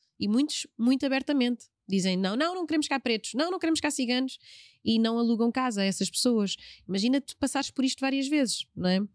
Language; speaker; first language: Portuguese; native; Portuguese